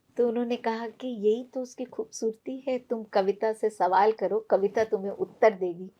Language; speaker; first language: Hindi; non-native, local second language; Punjabi